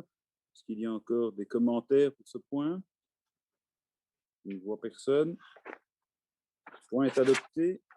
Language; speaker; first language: French; native; French